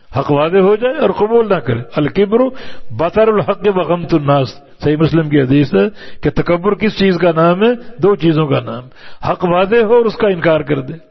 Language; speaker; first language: Urdu; native; Urdu